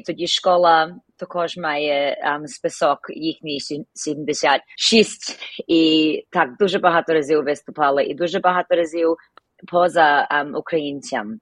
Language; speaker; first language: Ukrainian; early bilingual, heritage; Ukrainian